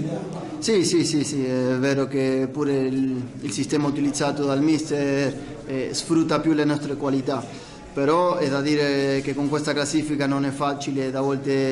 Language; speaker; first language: Italian; non-native, fluent; Spanish